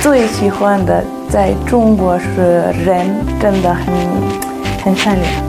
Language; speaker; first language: Chinese; non-native, fluent; Arabic